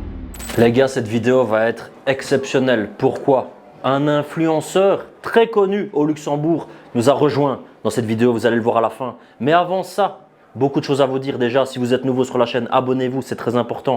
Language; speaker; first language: French; native; French